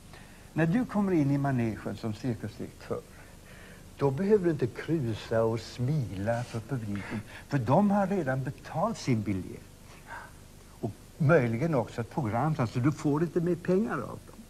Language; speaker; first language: Swedish; native; Swedish